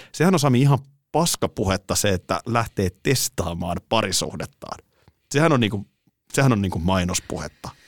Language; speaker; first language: Finnish; native; Finnish